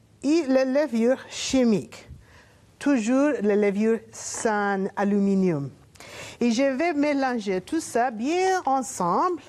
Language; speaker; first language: French; non-native, learner; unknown